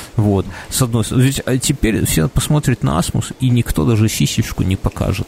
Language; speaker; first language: Russian; native; Russian